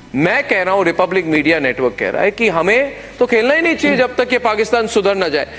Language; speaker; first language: Hindi; non-native, local second language; Assamese